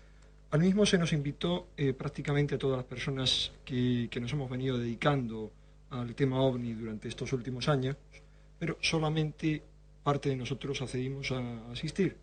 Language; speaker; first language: Spanish; native; Spanish